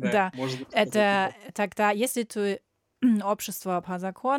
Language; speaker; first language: Russian; non-native, learner; German